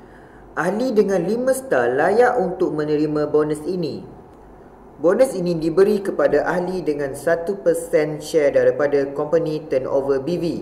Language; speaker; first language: Malay; native; Malay